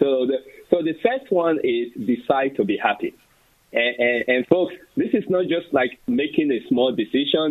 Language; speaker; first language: English; non-native, local second language; Bini